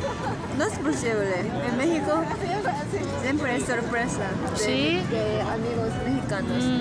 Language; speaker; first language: Spanish; native; Spanish